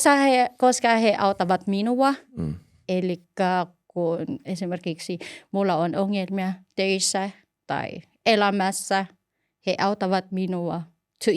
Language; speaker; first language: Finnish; non-native, learner; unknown